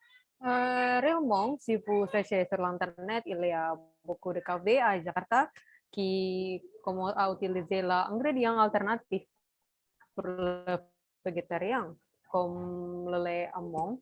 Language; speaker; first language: French; non-native, learner; Indonesian